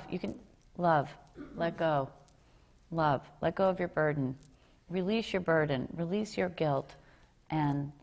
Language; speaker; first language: English; native; English